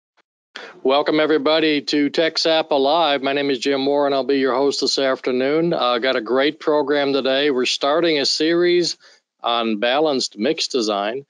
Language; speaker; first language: English; native; English